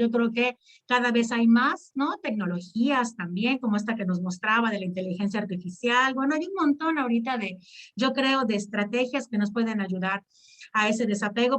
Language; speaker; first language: Spanish; native; Spanish